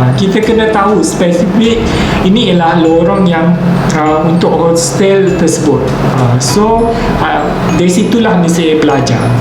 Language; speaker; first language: Malay; native; Malay